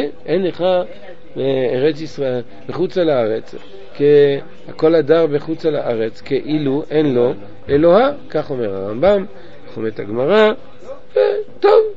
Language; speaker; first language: Hebrew; non-native, fluent; French